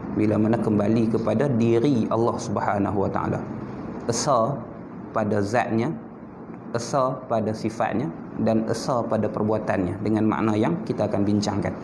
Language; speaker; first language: Malay; native; Malay